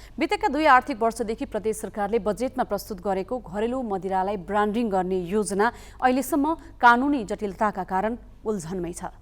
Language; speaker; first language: Nepali; native; Nepali